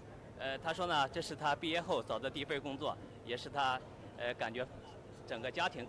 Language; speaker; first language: Chinese; native; Chinese